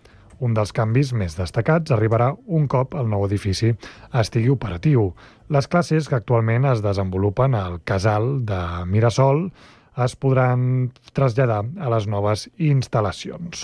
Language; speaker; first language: Catalan; native; Catalan